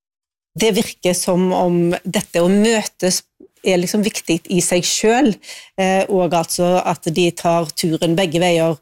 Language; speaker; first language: Norwegian; native; Norwegian